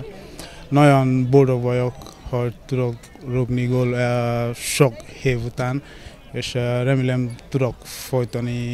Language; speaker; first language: Hungarian; non-native, learner; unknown